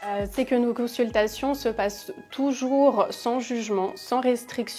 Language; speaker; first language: French; native; French